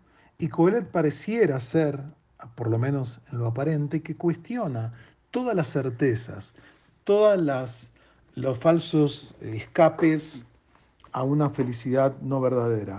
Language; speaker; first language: Spanish; native; Spanish